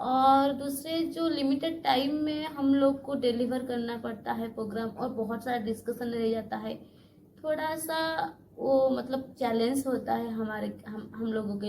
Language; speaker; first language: Hindi; non-native, local second language; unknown